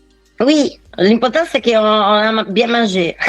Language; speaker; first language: French; non-native, fluent; Italian